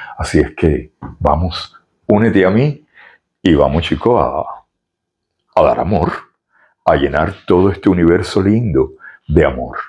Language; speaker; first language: Spanish; native; Spanish